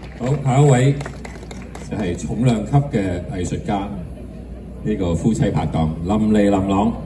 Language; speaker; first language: Chinese; non-native, local second language; Cantonese